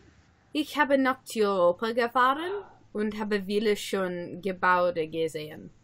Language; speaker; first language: German; non-native, learner; English